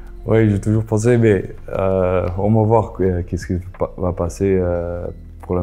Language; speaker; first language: French; non-native, fluent; Afrikaans